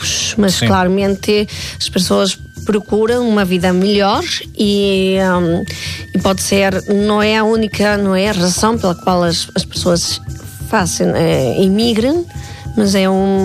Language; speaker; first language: Portuguese; non-native, fluent; Spanish